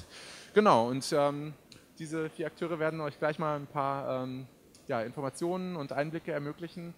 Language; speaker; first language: German; native; German